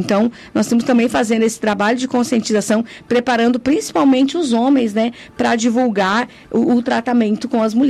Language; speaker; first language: Portuguese; native; Portuguese